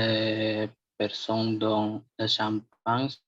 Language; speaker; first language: French; non-native, learner; Indonesian